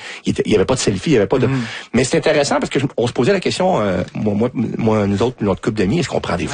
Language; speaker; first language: French; native; French